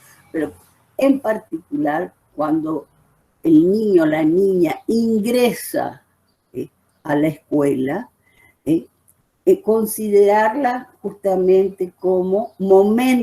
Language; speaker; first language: Spanish; native; Spanish